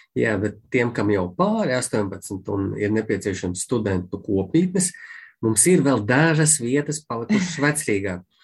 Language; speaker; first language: Latvian; native; Latvian